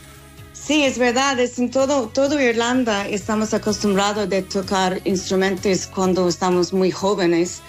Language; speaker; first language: Spanish; non-native, learner; English